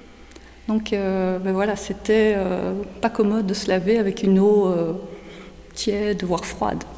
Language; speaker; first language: French; native; French